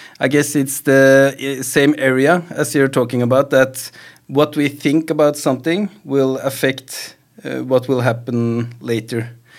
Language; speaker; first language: English; non-native, fluent; Norwegian